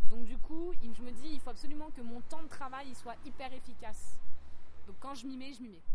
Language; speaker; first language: French; native; French